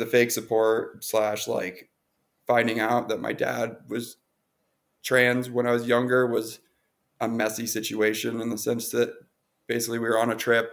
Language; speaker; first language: English; native; English